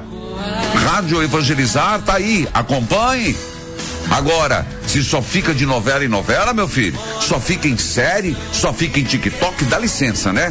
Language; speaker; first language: Portuguese; native; Portuguese